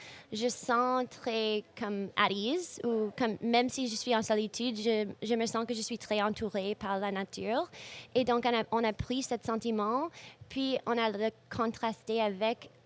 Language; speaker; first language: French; non-native, local second language; English